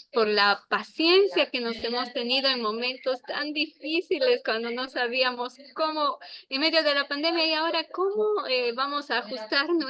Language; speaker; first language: Spanish; native; Spanish